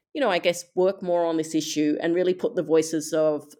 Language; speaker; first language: English; native; English